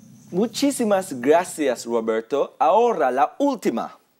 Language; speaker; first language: Spanish; non-native, fluent; English